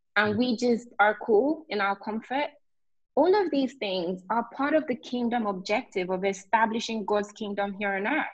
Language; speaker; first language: English; non-native, local second language; Yoruba